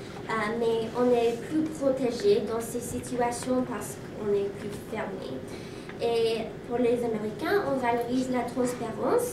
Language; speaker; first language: French; non-native, learner; English